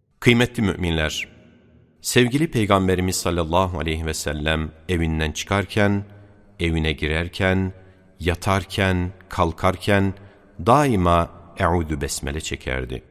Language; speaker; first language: Turkish; native; Turkish